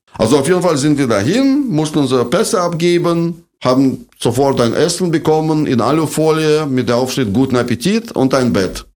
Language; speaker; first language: German; non-native, fluent; Russian